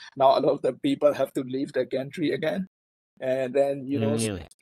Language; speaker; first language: English; non-native, fluent; Burmese